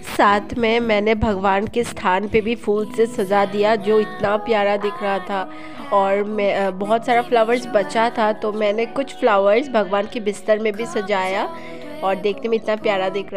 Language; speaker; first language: Hindi; non-native, local second language; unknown